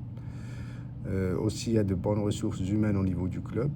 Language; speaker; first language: French; non-native, local second language; Arabic